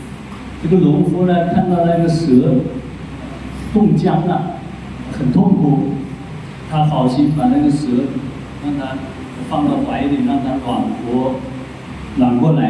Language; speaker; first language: Chinese; native; Chinese